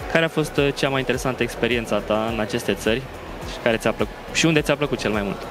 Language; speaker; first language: Romanian; native; Romanian